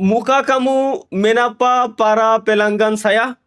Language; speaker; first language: Indonesian; non-native, learner; Bangla